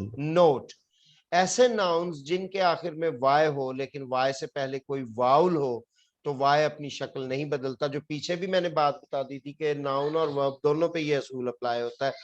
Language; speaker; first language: Urdu; non-native, local second language; Punjabi